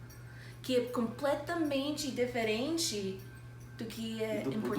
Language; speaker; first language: Portuguese; non-native, fluent; English